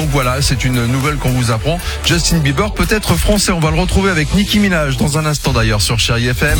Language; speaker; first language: French; native; French